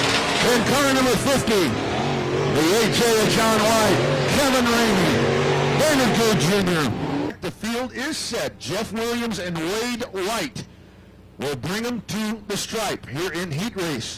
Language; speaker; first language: English; native; English